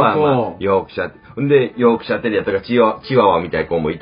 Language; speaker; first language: Japanese; native; Japanese